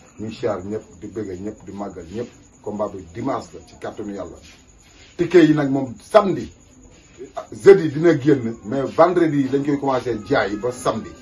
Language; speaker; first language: Wolof; native; Wolof